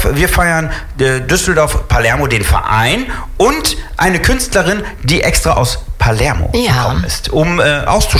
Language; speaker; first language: German; native; German